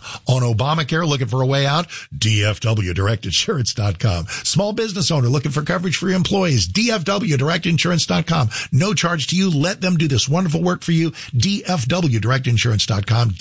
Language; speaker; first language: English; native; English